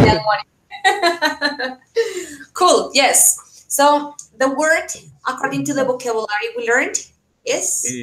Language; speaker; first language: English; non-native, fluent; Spanish